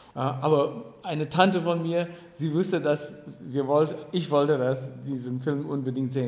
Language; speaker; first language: German; non-native, fluent; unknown